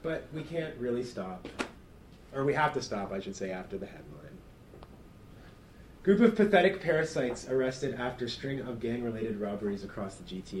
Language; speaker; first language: English; native; English